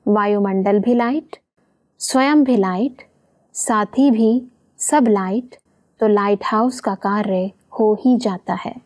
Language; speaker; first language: Hindi; native; Hindi